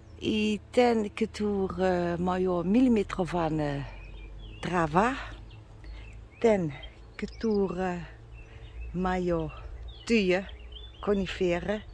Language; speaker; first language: Polish; non-native, learner; Dutch